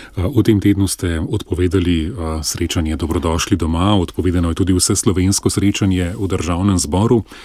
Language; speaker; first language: Slovenian; native; Slovenian